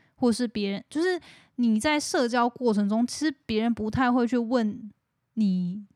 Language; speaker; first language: Chinese; native; Chinese